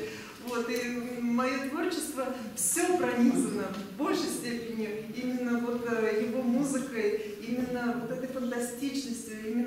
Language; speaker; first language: Russian; native; Russian